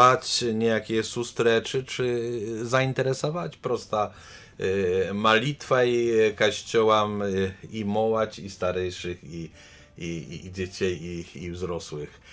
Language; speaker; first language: Polish; non-native, learner; Belarusian